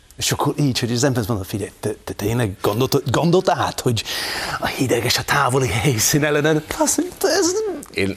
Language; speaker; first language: Hungarian; non-native, fluent; English